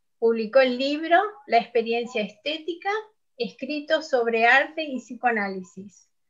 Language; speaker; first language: Spanish; native; Spanish